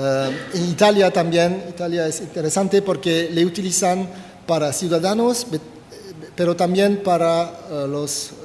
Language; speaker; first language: Spanish; non-native, fluent; French